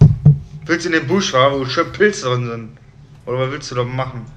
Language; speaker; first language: German; native; German